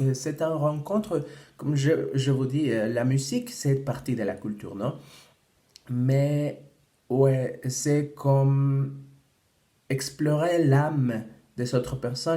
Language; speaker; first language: French; non-native, fluent; Spanish